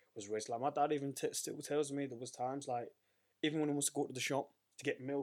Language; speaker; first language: English; native; English